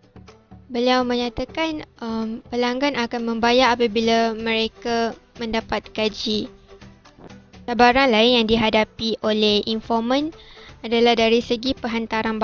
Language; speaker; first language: Malay; native; Malay